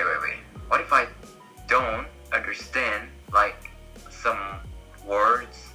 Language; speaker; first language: English; non-native, learner; Korean